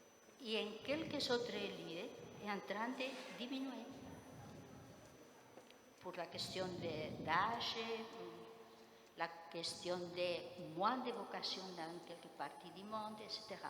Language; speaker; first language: French; non-native, fluent; Spanish